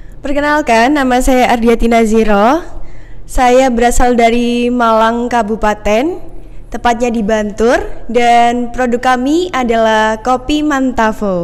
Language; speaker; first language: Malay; non-native, local second language; Javanese